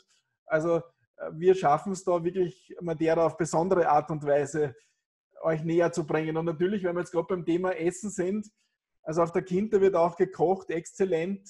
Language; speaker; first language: German; native; German